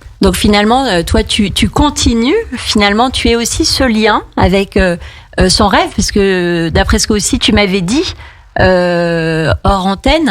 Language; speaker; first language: French; native; French